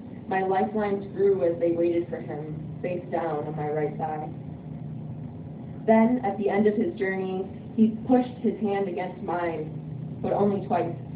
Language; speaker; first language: English; early bilingual, other home language; Spanish